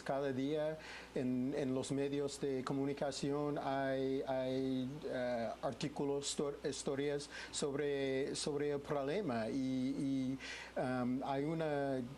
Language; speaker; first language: Spanish; non-native, fluent; English